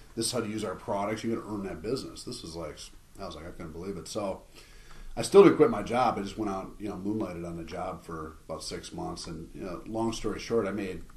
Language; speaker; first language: English; native; English